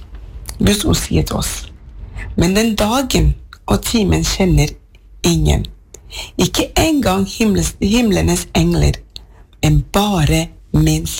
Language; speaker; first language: Norwegian; non-native, fluent; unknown